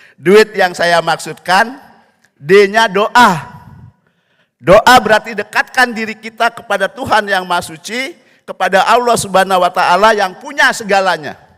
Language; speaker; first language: Indonesian; non-native, local second language; Balinese